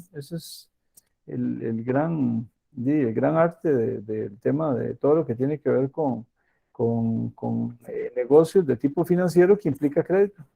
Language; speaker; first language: Spanish; native; Spanish